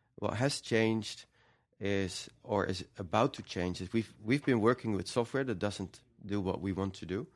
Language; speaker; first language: English; non-native, fluent; Dutch